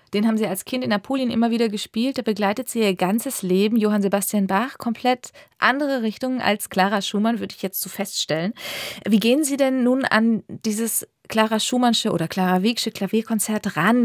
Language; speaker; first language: German; native; German